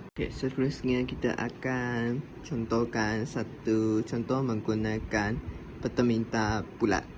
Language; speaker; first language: Malay; non-native, local second language; Chinese